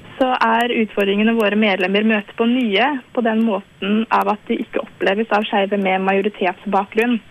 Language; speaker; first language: Norwegian; early bilingual, other home language; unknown